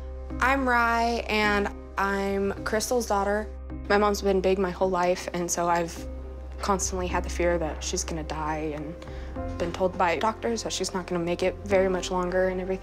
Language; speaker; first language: English; native; English